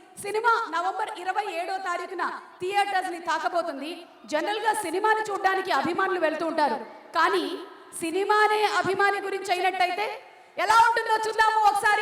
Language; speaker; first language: Telugu; native; Telugu